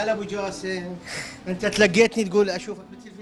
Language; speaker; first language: Arabic; native; Arabic